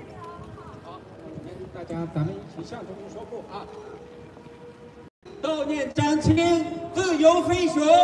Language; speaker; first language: Chinese; native; Chinese